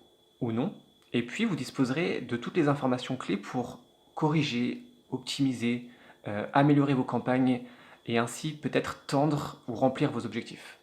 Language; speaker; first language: French; native; French